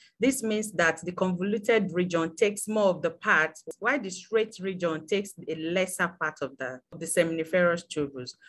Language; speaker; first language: English; non-native, local second language; Yoruba